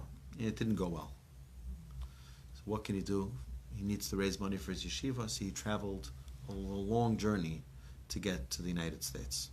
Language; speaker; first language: English; native; English